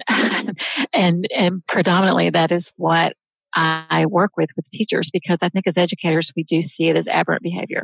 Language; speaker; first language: English; native; English